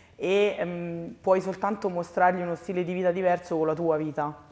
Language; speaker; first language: Italian; native; Italian